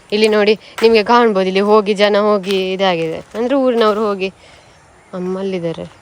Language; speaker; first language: Kannada; native; Kannada